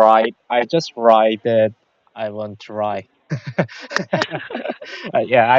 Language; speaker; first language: English; non-native, learner; Korean